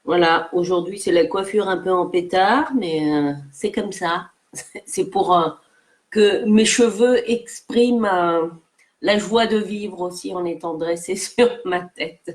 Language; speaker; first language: French; native; French